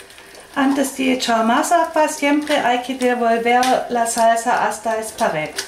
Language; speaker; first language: Spanish; non-native, learner; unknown